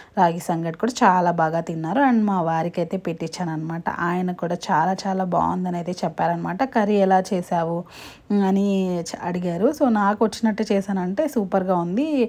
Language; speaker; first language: Telugu; non-native, local second language; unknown